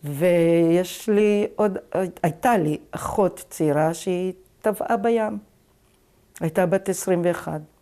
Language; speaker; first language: Hebrew; native; Hebrew